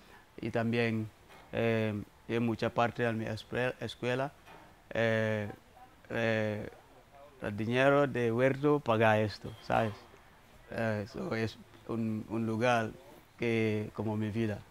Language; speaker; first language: Spanish; non-native, learner; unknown